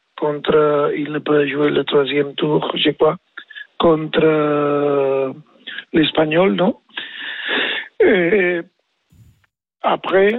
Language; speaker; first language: French; non-native, learner; Spanish